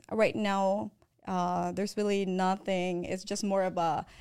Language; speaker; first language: English; non-native, local second language; Filipino